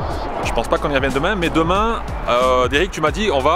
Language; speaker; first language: French; native; French